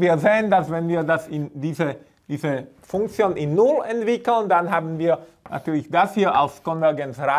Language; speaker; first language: German; non-native, fluent; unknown